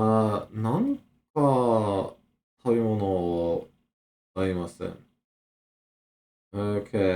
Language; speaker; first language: Japanese; non-native, learner; English